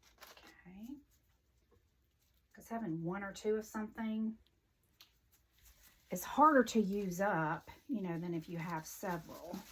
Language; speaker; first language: English; native; English